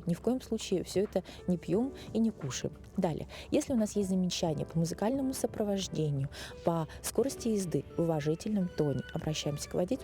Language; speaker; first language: Russian; native; Russian